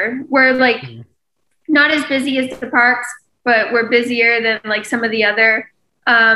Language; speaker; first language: English; native; English